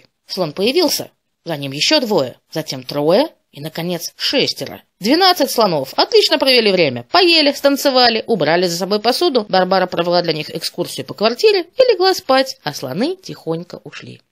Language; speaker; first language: Russian; native; Russian